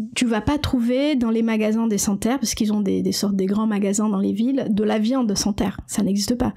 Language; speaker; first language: French; non-native, fluent; Portuguese